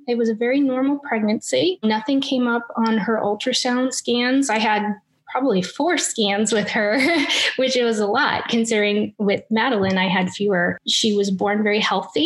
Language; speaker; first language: English; native; English